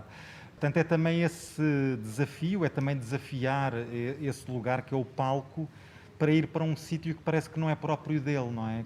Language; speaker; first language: Portuguese; native; Portuguese